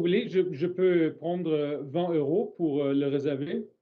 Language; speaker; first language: French; non-native, learner; English